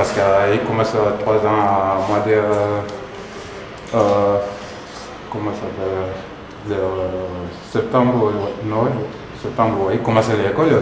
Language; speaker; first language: French; native; French